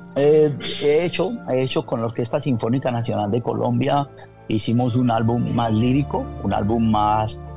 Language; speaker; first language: Spanish; native; Spanish